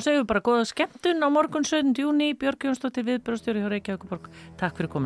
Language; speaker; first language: Icelandic; native; Icelandic